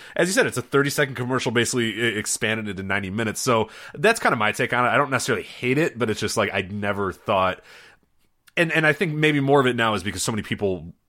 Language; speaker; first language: English; native; English